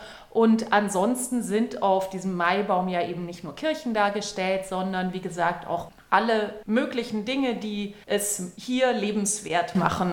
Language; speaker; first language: German; native; German